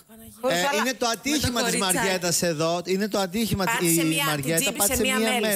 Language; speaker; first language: Greek; native; Greek